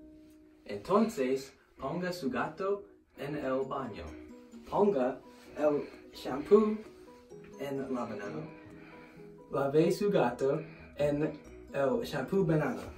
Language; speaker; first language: Spanish; non-native, learner; English